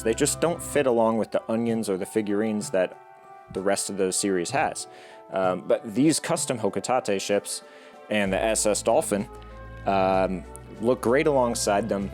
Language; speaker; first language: English; native; English